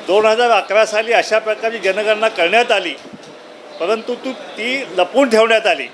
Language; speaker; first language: Marathi; native; Marathi